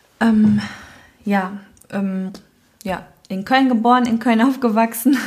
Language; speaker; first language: German; native; German